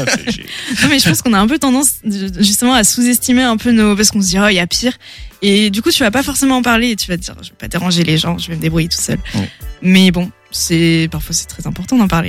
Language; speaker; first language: French; native; French